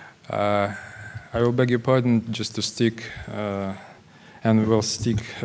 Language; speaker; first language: English; non-native, learner; Russian